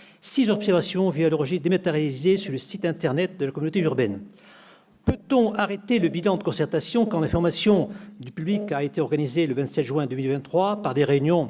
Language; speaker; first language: French; native; French